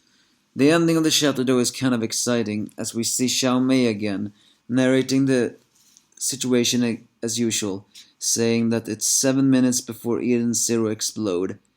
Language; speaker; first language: English; non-native, fluent; Swedish